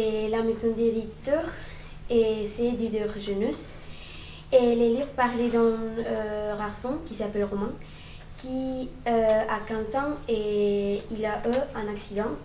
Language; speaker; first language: French; non-native, learner; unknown